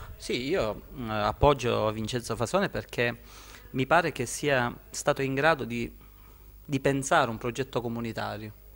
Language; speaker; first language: Italian; native; Italian